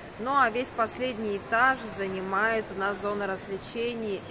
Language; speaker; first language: Russian; native; Russian